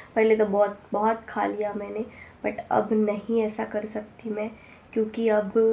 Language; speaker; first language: Hindi; non-native, local second language; Marathi